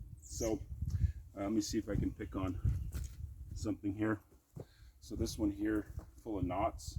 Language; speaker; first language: English; native; English